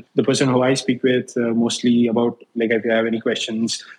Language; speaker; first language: English; non-native, local second language; Hindi